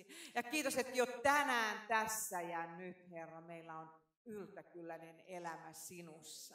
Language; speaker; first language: Finnish; native; Finnish